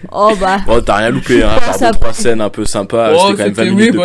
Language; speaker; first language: French; native; French